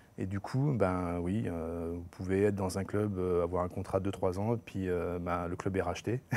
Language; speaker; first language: French; native; French